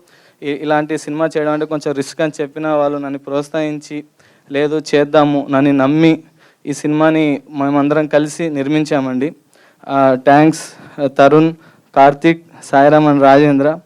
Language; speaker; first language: Telugu; native; Telugu